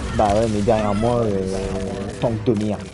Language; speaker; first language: French; native; French